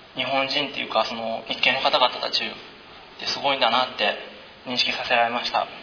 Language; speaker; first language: Japanese; native; Japanese